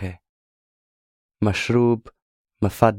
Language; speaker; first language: Arabic; non-native, learner; English